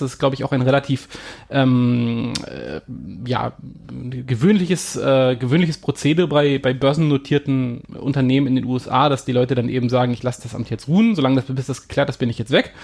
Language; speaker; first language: German; native; German